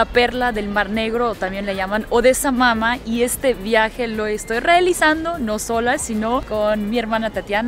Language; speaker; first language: Spanish; early bilingual, heritage; Russian